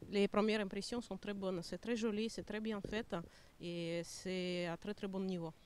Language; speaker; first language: French; non-native, fluent; Russian